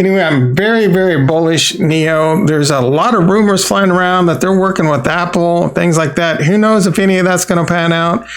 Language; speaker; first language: English; native; English